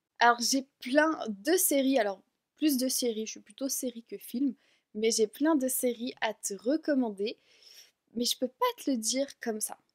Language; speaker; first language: French; native; French